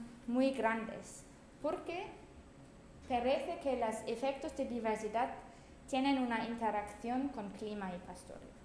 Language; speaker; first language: Spanish; non-native, fluent; German